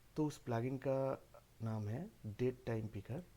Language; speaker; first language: Hindi; non-native, local second language; Bangla